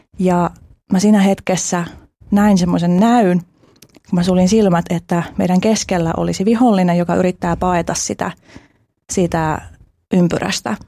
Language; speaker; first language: Finnish; early bilingual, other home language; Albanian